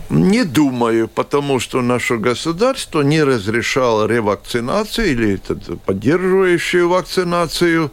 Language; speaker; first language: Russian; non-native, local second language; Latvian